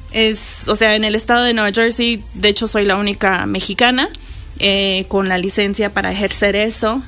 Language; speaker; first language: Spanish; early bilingual, heritage; Spanish